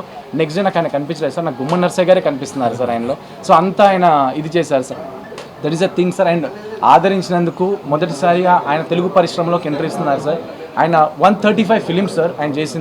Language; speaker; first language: Telugu; native; Telugu